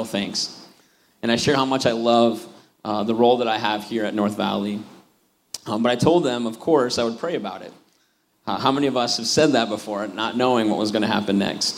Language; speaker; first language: English; native; English